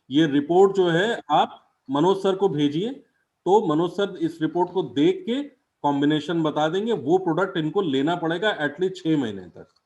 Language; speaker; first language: Hindi; native; Hindi